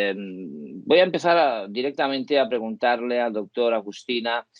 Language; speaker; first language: Spanish; native; Spanish